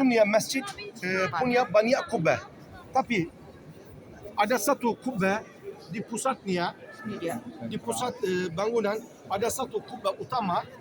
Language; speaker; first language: Indonesian; non-native, learner; Turkish